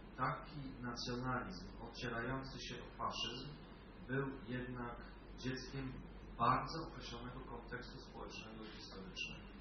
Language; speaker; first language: Polish; native; Polish